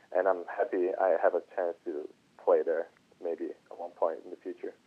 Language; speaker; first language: English; non-native, fluent; Italian